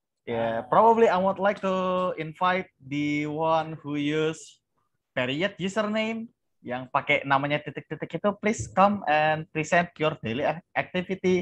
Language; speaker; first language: English; non-native, fluent; Indonesian